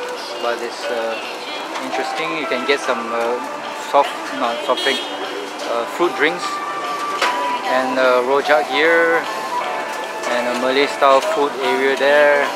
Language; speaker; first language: English; non-native, local second language; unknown